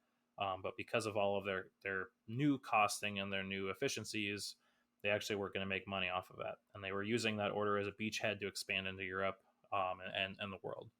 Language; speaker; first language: English; native; English